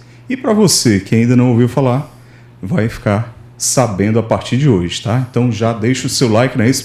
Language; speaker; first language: Portuguese; native; Portuguese